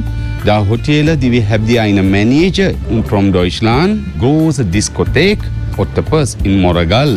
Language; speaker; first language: German; non-native, learner; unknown